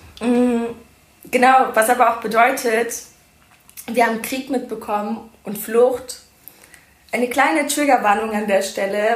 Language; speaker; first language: German; early bilingual, other home language; Persian